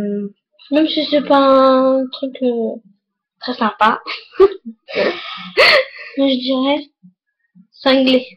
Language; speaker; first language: French; native; French